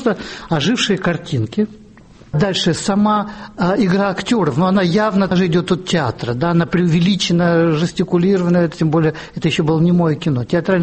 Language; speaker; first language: Russian; native; Russian